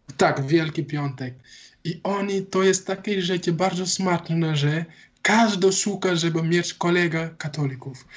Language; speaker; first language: Polish; non-native, learner; Wolof